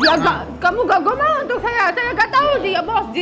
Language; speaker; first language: Indonesian; non-native, learner; Russian